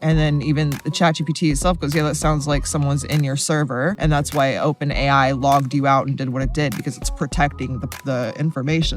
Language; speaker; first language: English; native; English